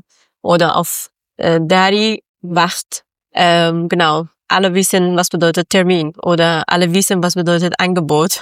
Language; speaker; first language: German; non-native, learner; Persian